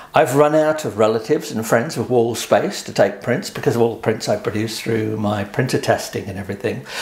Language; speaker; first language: English; native; English